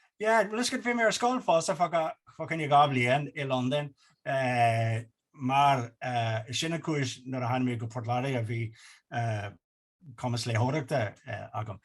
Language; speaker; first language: Irish; non-native, local second language; English